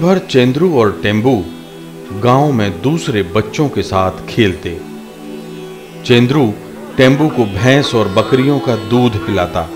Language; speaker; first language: Hindi; native; Hindi